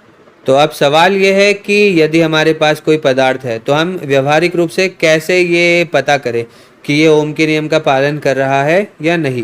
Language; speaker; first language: Hindi; native; Hindi